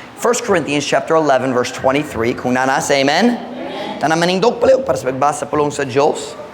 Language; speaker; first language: Cebuano; non-native, fluent; English